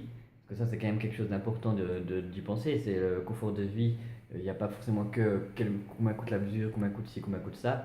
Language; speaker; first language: French; native; French